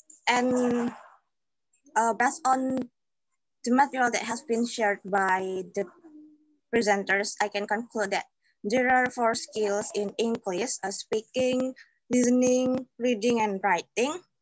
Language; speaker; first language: English; non-native, fluent; Indonesian